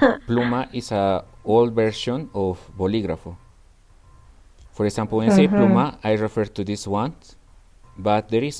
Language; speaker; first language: English; non-native, fluent; Spanish